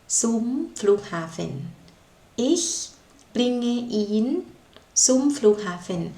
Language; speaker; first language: German; non-native, learner; Thai